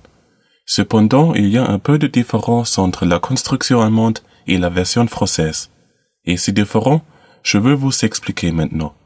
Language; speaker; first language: French; non-native, learner; German